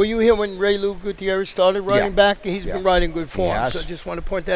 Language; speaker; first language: English; native; English